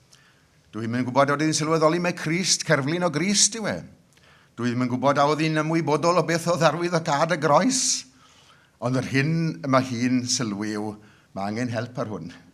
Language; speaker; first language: Welsh; native; Welsh